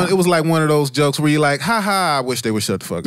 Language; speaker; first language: English; native; English